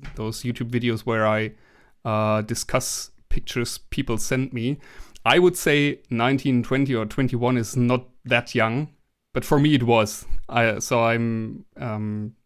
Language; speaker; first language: English; non-native, fluent; German